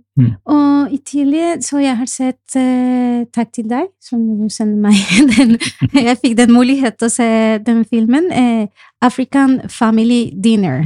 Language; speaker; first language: Norwegian; non-native, fluent; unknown